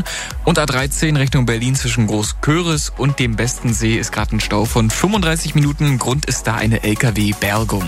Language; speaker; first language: German; native; German